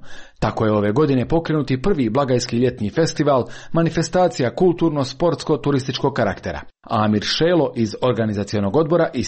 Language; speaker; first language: Croatian; native; Croatian